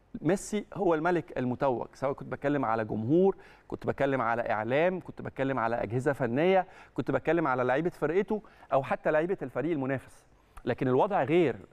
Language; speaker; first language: Arabic; native; Arabic